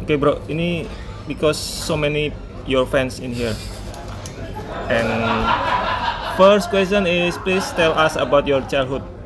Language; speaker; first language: English; non-native, learner; Indonesian